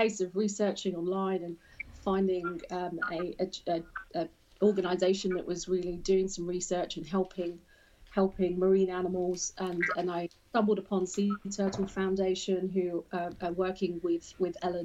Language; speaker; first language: English; native; English